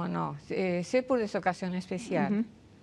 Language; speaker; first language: French; non-native, fluent; Spanish